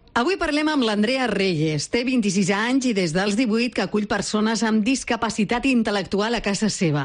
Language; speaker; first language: Catalan; native; Catalan